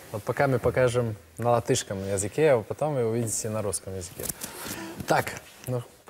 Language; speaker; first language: Russian; non-native, local second language; Latvian